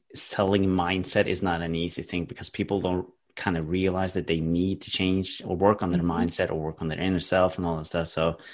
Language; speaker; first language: English; non-native, fluent; Norwegian